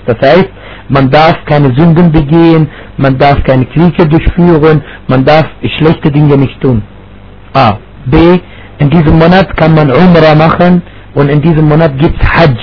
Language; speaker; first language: German; non-native, fluent; Arabic